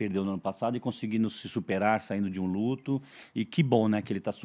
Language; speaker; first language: Portuguese; native; Portuguese